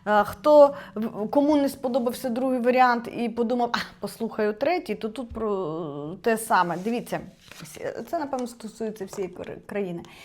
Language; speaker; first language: Ukrainian; non-native, local second language; Russian